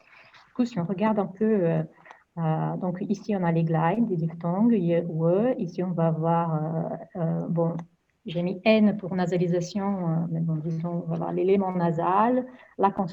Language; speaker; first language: French; non-native, fluent; Portuguese